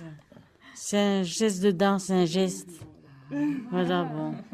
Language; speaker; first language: French; native; French